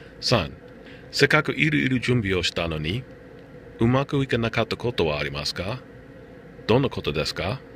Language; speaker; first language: Japanese; non-native, learner; English